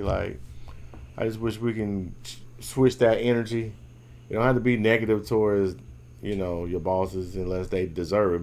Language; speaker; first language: English; native; English